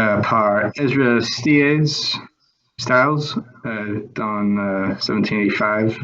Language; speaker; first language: French; non-native, learner; English